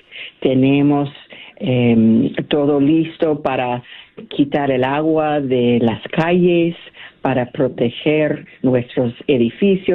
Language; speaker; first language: Spanish; early bilingual, heritage; Spanish